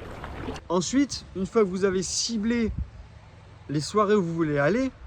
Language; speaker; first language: French; native; French